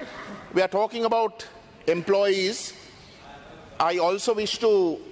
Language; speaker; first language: English; non-native, local second language; Tamil